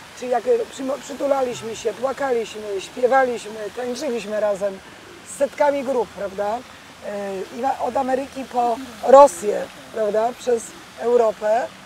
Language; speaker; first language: Polish; native; Polish